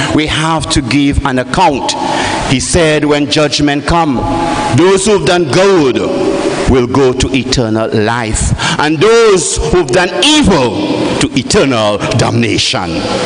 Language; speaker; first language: English; non-native, local second language; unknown